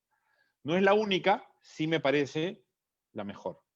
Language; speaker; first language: Spanish; native; Spanish